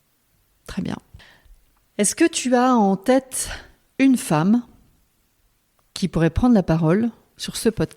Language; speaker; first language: French; native; French